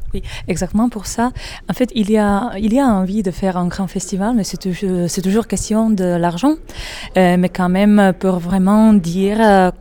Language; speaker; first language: French; non-native, learner; Czech